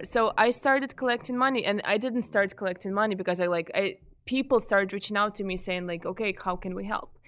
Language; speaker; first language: English; non-native, fluent; Ukrainian